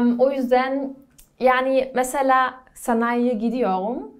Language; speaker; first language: Turkish; non-native, learner; German